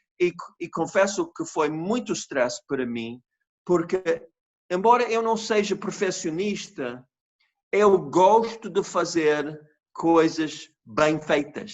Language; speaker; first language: Portuguese; non-native, fluent; English